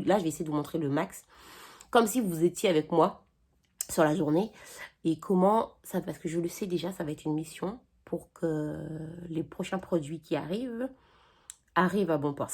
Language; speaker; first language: French; native; French